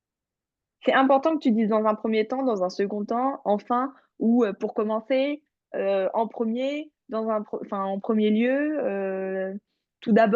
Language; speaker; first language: French; native; French